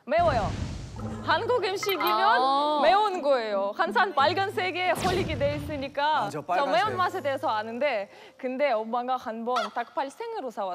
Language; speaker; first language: Korean; non-native, fluent; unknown